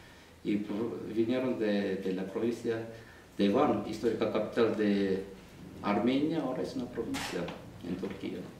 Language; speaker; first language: Spanish; non-native, fluent; Armenian